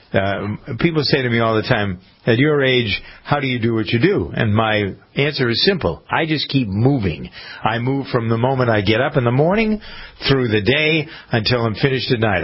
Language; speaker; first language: English; native; English